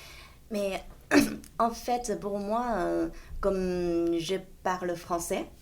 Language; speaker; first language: French; non-native, fluent; Chinese